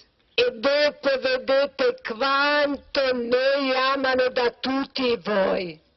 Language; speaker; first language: Italian; non-native, learner; Croatian